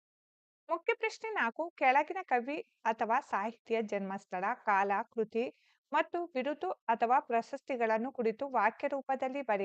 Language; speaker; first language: Kannada; native; Kannada